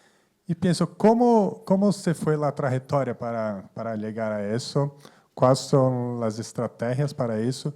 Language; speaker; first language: Spanish; non-native, fluent; Portuguese